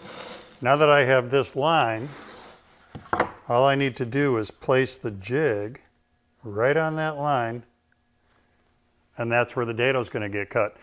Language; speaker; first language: English; native; English